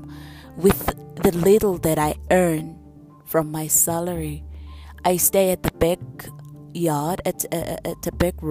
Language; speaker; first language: English; non-native, local second language; Zulu